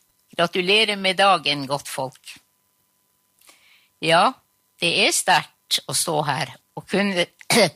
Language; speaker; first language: Norwegian; non-native, local second language; Northern Sami